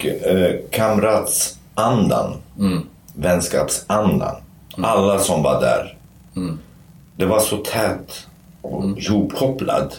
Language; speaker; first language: Swedish; non-native, fluent; Kurdish